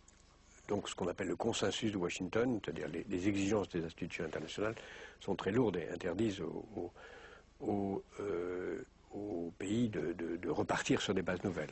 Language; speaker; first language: French; native; French